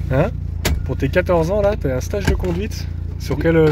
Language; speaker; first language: French; native; French